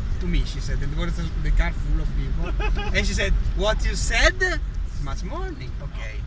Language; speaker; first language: English; non-native, fluent; Italian